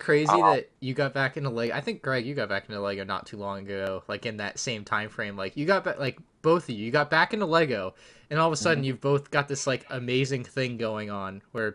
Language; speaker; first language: English; native; English